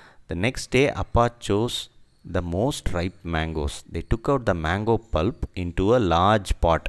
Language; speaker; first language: English; non-native, local second language; Tamil